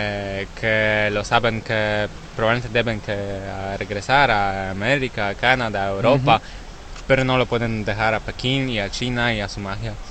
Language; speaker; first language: Spanish; non-native, learner; Polish